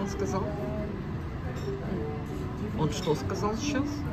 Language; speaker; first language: Russian; native; Russian